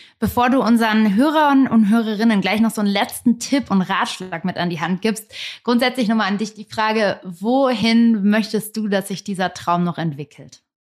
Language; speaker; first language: German; native; German